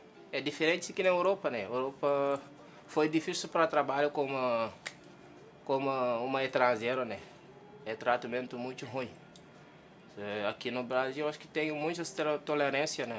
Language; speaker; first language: Portuguese; non-native, learner; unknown